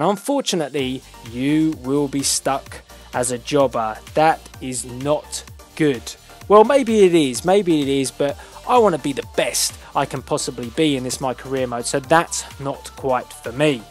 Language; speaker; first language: English; native; English